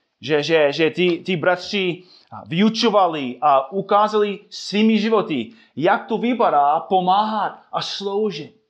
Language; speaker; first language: Czech; non-native, fluent; English